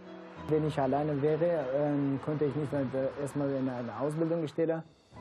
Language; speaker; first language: German; non-native, local second language; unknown